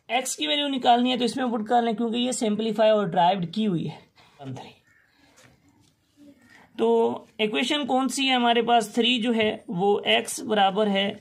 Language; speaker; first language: Urdu; non-native, local second language; Sindhi